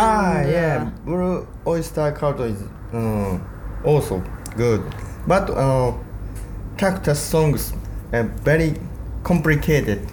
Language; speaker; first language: English; non-native, learner; Japanese